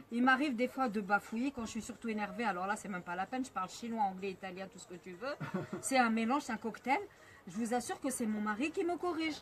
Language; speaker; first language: French; early bilingual, other home language; Arabic